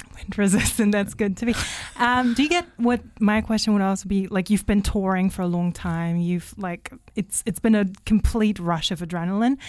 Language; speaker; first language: English; non-native, fluent; German